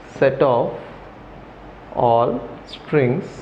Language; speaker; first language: English; non-native, local second language; Telugu